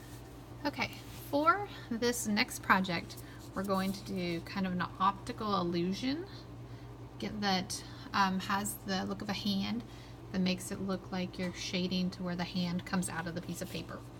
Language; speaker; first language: English; native; English